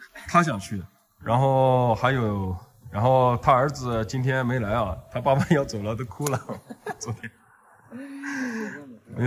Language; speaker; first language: Chinese; native; Chinese